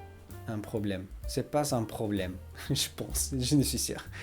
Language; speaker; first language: French; non-native, learner; English